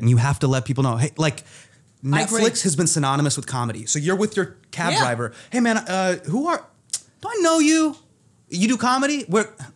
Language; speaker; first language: English; native; English